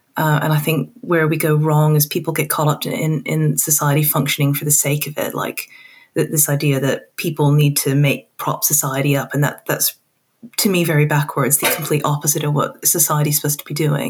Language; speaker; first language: English; native; English